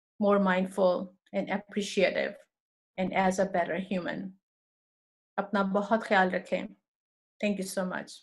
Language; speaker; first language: English; non-native, local second language; Urdu